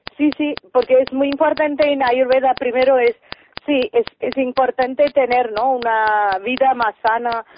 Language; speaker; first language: Spanish; non-native, learner; Tamil